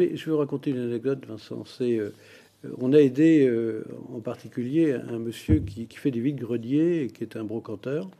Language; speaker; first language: French; native; French